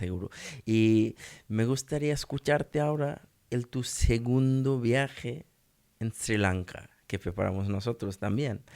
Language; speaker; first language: Spanish; non-native, learner; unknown